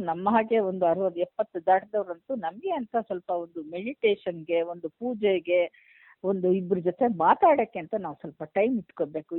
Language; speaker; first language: Kannada; native; Kannada